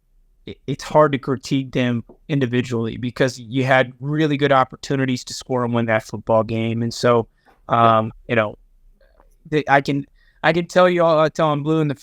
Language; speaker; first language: English; native; English